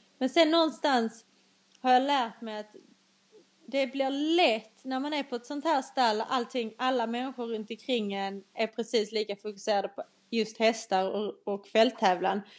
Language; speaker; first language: Swedish; native; Swedish